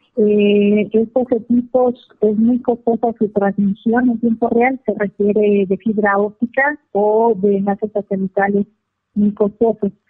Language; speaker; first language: Spanish; native; Spanish